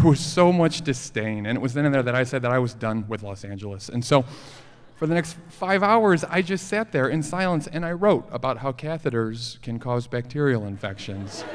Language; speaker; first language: English; native; English